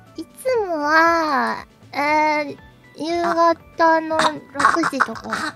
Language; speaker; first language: Japanese; native; Japanese